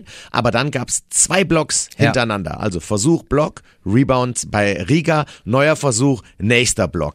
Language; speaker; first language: German; native; German